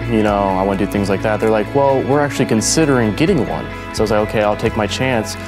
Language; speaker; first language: English; native; English